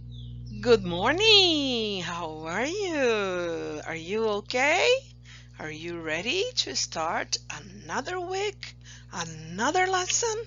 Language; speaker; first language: English; non-native, fluent; Portuguese